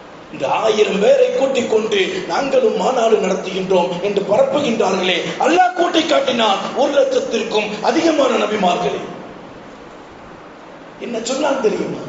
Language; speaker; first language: Tamil; native; Tamil